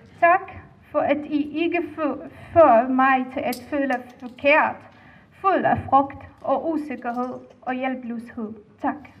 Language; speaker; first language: Danish; non-native, fluent; Arabic